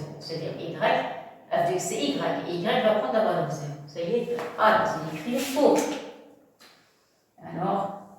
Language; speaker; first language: French; non-native, local second language; Arabic